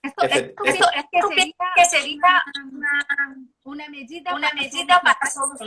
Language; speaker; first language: Spanish; non-native, learner; Portuguese